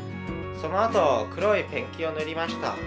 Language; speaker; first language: Japanese; non-native, learner; English